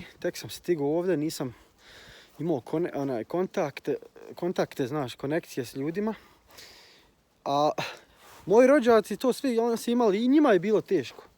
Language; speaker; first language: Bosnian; early bilingual, heritage; Croatian